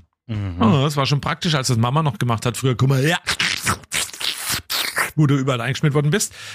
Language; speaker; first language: German; native; German